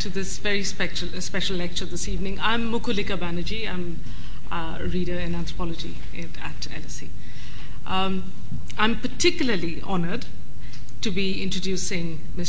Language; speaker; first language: English; non-native, local second language; Bangla